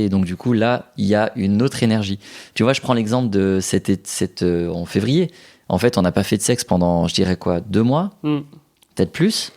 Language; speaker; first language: French; native; French